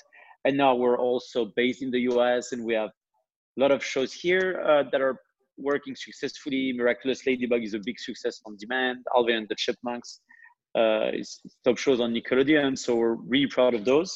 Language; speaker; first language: English; non-native, fluent; French